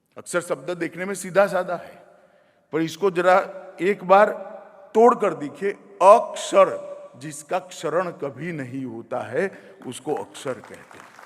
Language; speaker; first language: Hindi; non-native, local second language; Gujarati